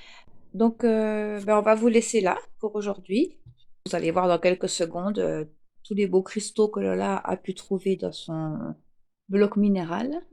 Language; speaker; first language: French; native; French